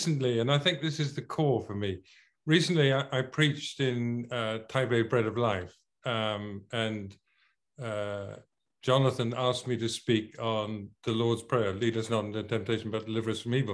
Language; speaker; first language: English; native; English